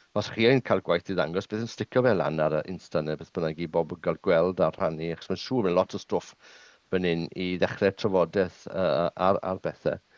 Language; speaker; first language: Welsh; non-native, local second language; English